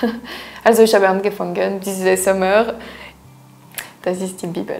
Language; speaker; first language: German; non-native, local second language; French